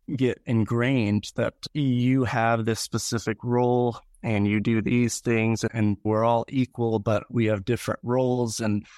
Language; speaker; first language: English; native; English